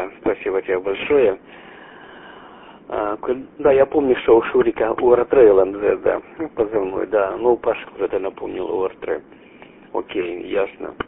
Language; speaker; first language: Russian; native; Russian